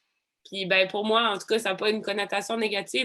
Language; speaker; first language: French; native; French